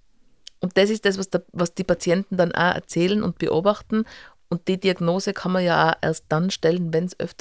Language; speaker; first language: German; native; German